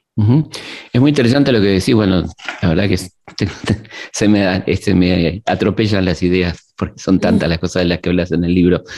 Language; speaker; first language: Spanish; native; Spanish